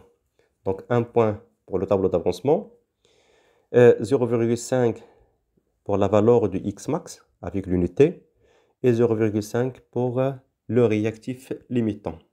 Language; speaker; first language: French; non-native, local second language; Arabic